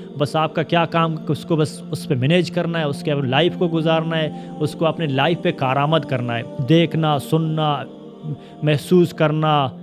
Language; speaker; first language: Urdu; non-native, local second language; Baluchi